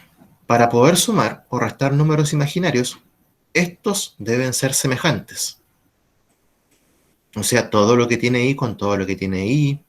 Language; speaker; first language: Spanish; native; Spanish